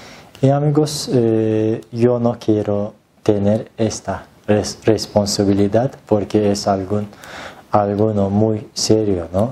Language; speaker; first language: Spanish; non-native, learner; Turkish